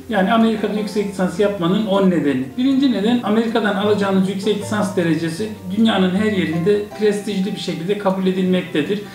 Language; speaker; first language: Turkish; native; Turkish